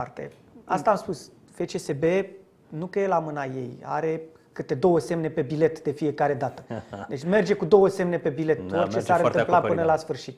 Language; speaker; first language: Romanian; native; Romanian